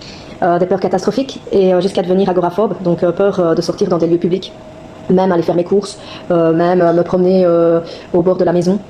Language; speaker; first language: French; native; French